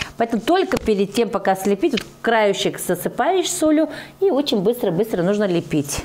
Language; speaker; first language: Russian; non-native, local second language; Lezghian